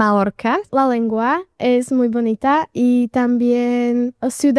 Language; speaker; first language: Spanish; non-native, learner; Slovak